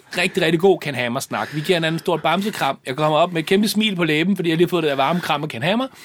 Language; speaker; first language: Danish; native; Danish